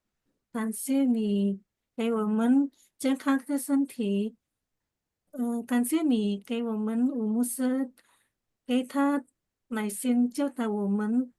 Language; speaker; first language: Chinese; non-native, learner; Indonesian